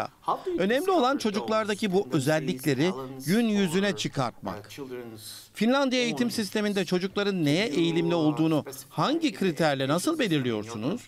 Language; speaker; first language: Turkish; native; Turkish